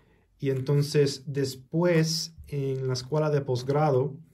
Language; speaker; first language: Spanish; early bilingual, heritage; Spanish